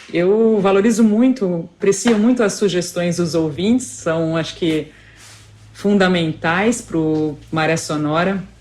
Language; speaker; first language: Portuguese; native; Portuguese